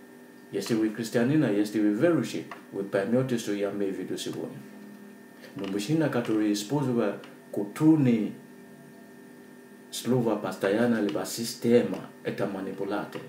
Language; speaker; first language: Russian; non-native, learner; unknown